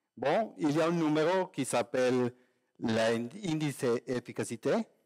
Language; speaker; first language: French; non-native, learner; Spanish